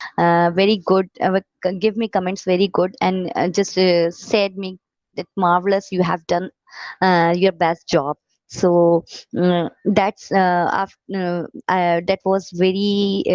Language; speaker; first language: English; non-native, learner; Urdu